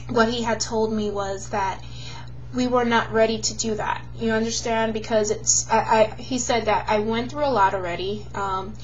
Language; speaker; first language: English; native; English